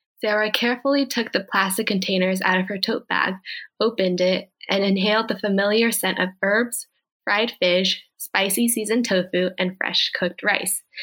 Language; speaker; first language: English; early bilingual, other home language; Korean